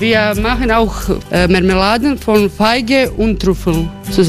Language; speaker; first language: German; non-native, learner; Croatian